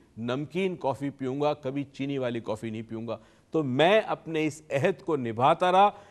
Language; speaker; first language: Urdu; native; Urdu